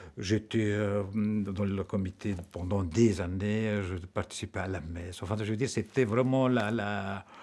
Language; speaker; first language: French; non-native, local second language; Arabic